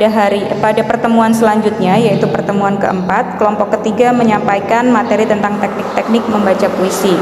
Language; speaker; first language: Indonesian; native; Indonesian